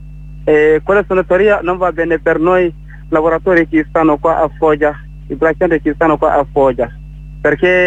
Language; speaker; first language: Italian; non-native, learner; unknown